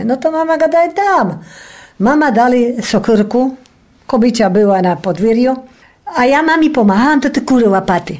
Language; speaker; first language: Polish; non-native, local second language; Rusyn